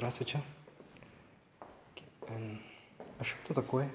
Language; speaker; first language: Russian; non-native, learner; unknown